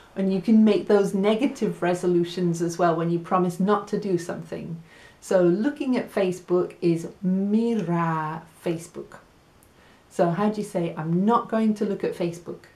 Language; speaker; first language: English; native; English